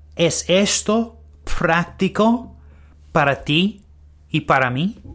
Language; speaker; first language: Spanish; non-native, learner; English